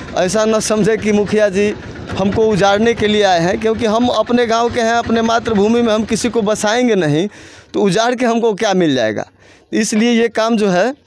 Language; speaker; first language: Hindi; native; Hindi